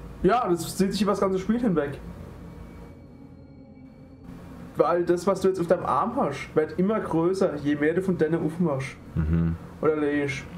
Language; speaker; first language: German; native; German